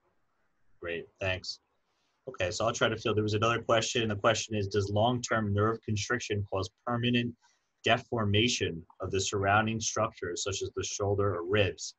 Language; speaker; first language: English; native; English